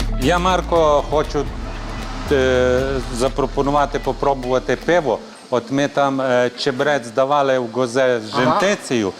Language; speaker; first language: Ukrainian; native; Ukrainian